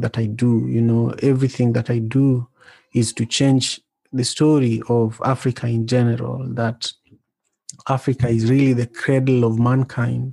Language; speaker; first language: English; non-native, local second language; Luo (Kenya and Tanzania)